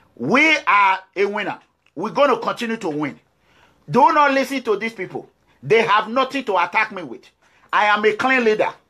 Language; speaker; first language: English; non-native, local second language; Bini